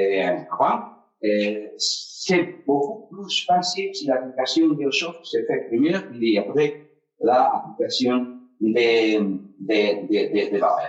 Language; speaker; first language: French; non-native, fluent; Spanish